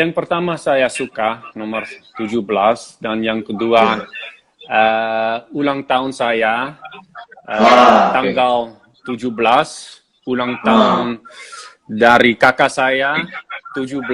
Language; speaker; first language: Indonesian; non-native, fluent; Dutch